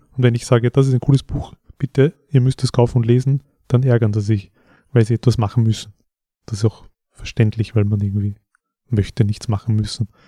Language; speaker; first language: German; native; German